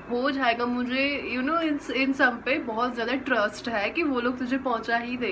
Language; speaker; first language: Hindi; non-native, local second language; Gujarati